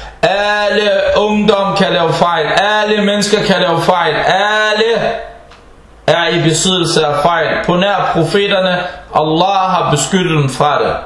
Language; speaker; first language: Danish; early bilingual, other home language; Arabic